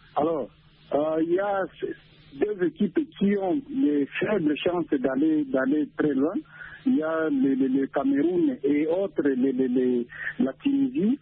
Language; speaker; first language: French; non-native, local second language; Swahili